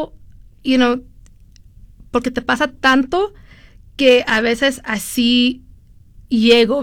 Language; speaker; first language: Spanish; early bilingual, heritage; Spanish